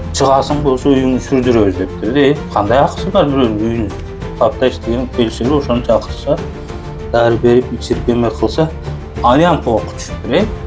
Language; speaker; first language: Kyrgyz; early bilingual, heritage; Kyrgyz